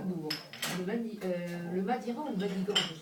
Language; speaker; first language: French; native; French